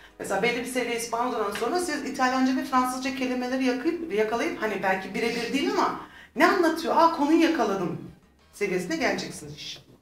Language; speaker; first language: Turkish; native; Turkish